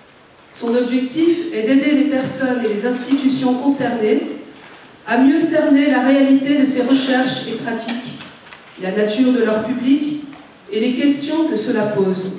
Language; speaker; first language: French; native; French